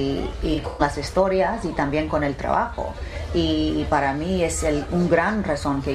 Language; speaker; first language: Spanish; early bilingual, heritage; English